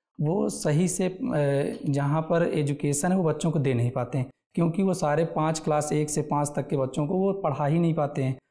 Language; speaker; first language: Hindi; native; Hindi